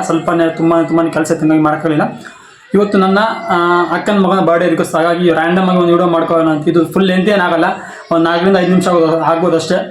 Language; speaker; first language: Kannada; non-native, local second language; Lambadi